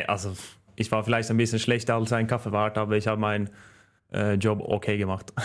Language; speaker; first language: German; non-native, fluent; Norwegian